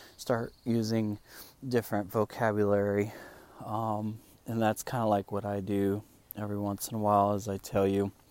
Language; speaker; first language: English; non-native, fluent; Spanish